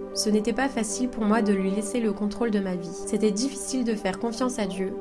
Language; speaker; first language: French; non-native, fluent; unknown